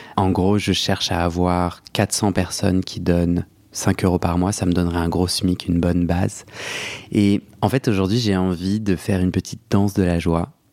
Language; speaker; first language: French; native; French